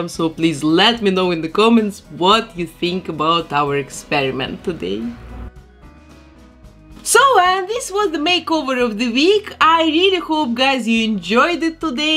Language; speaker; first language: English; non-native, fluent; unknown